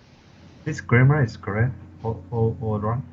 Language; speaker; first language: English; non-native, learner; Chinese